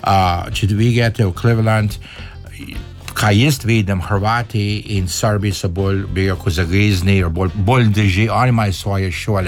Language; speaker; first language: Slovenian; early bilingual, heritage; Slovenian